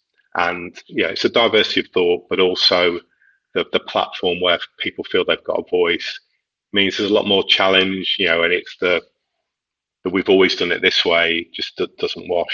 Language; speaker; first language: English; native; English